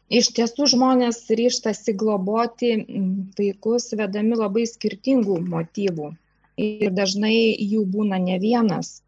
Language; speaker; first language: Lithuanian; native; Lithuanian